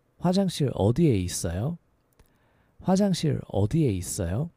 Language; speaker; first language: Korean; non-native, learner; English